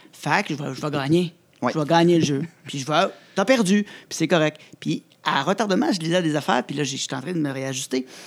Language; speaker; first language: French; native; French